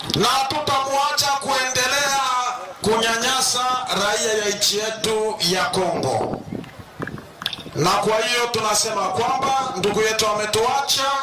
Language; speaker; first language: Swahili; native; Swahili